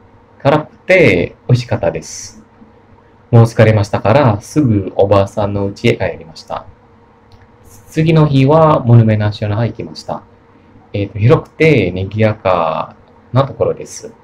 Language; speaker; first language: Japanese; non-native, learner; Indonesian